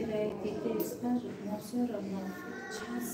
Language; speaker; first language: Russian; non-native, learner; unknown